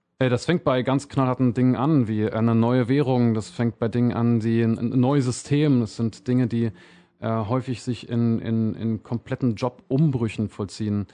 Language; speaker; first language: German; native; German